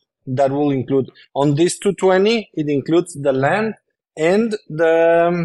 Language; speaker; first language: English; non-native, fluent; Spanish